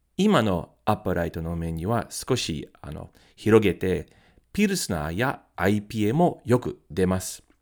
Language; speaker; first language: Japanese; non-native, fluent; English